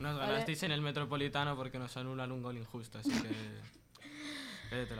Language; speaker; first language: Spanish; native; Spanish